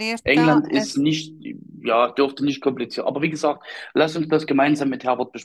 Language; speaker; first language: German; native; German